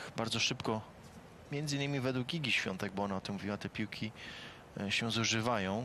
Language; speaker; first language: Polish; native; Polish